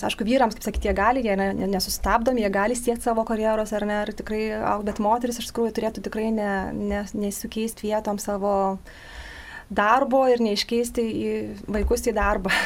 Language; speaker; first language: Lithuanian; native; Lithuanian